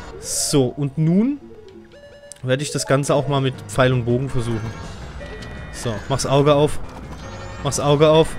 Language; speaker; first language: German; native; German